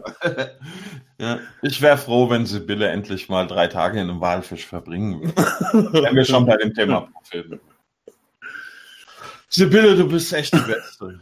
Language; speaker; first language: German; native; German